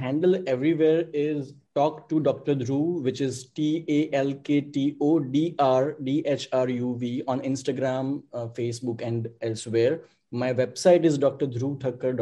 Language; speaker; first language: English; non-native, local second language; Gujarati